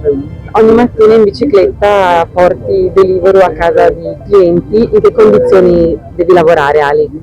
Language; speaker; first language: Italian; native; Italian